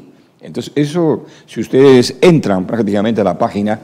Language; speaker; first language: Spanish; native; Spanish